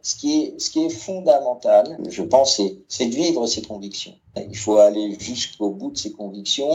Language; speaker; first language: French; native; French